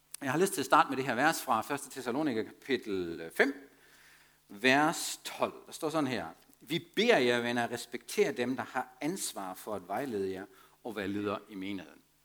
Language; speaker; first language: Danish; non-native, fluent; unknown